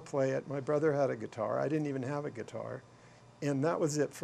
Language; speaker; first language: English; native; English